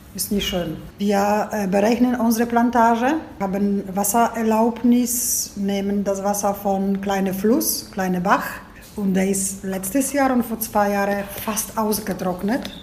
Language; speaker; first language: German; non-native, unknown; Polish